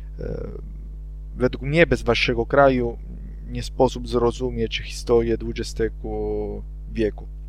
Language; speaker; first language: Polish; non-native, learner; Italian